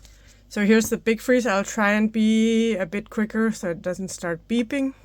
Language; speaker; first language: English; non-native, fluent; Danish